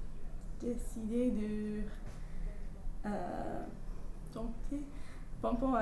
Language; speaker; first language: French; non-native, learner; English